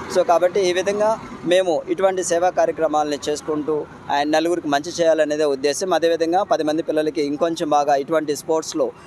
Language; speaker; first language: Telugu; native; Telugu